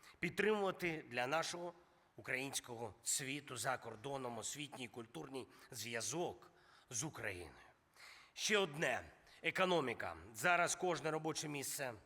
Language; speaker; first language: Ukrainian; non-native, local second language; Russian